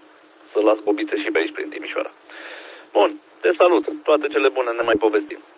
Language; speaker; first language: Romanian; native; Romanian